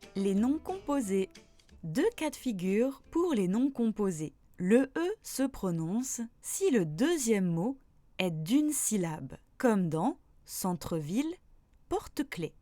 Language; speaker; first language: French; native; French